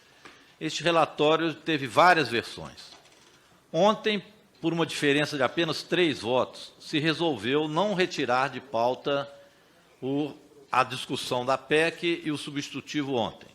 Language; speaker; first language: Portuguese; native; Portuguese